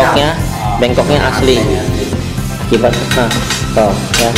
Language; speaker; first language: Indonesian; native; Indonesian